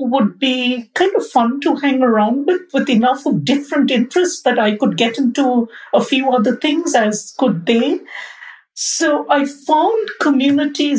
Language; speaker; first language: English; non-native, local second language; Bangla